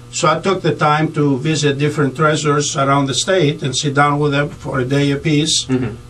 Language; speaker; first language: English; non-native, fluent; Greek